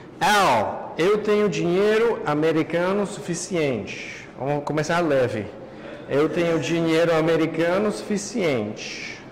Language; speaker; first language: Portuguese; non-native, fluent; English